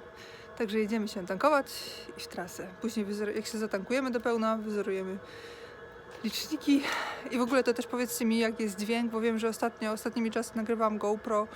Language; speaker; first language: Polish; native; Polish